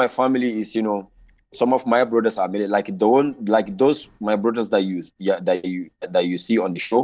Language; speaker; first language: English; non-native, local second language; Hausa